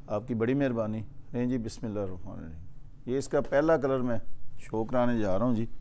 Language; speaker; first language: Urdu; non-native, local second language; Punjabi